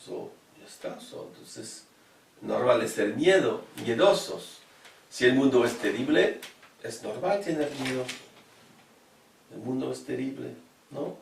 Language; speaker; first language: Spanish; non-native, fluent; French